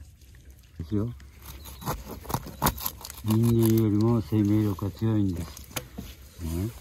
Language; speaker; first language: Japanese; native; Japanese